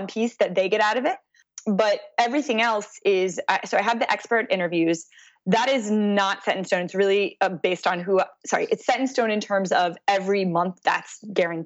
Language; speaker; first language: English; native; English